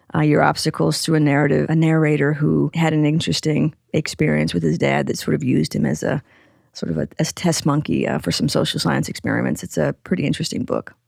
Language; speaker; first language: English; native; English